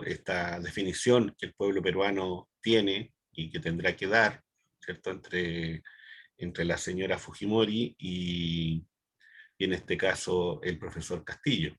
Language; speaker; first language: Spanish; native; Spanish